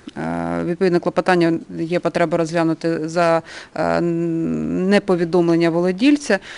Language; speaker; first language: Ukrainian; native; Ukrainian